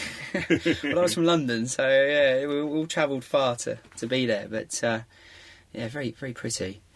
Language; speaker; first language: English; native; English